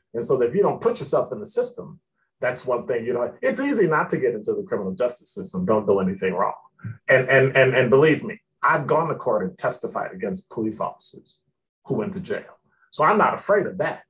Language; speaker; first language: English; native; English